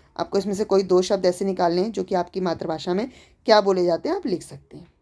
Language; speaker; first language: Hindi; native; Hindi